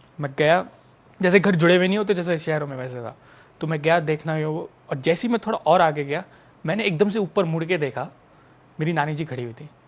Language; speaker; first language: Hindi; native; Hindi